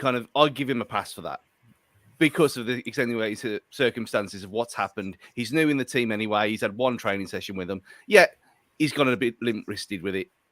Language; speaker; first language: English; native; English